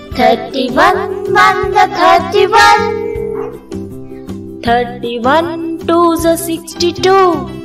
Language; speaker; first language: English; non-native, local second language; Hindi